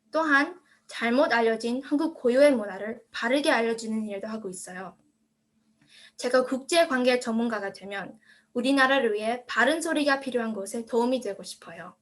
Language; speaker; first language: Korean; early bilingual, heritage; Korean